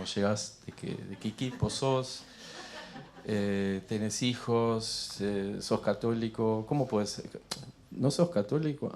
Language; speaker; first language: Spanish; non-native, fluent; German